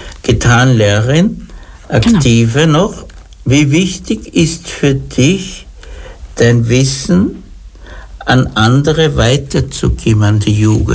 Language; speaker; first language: German; native; German